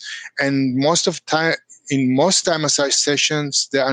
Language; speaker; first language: English; non-native, fluent; Hebrew